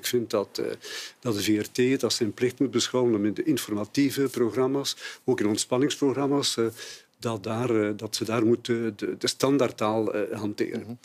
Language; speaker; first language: Dutch; native; Dutch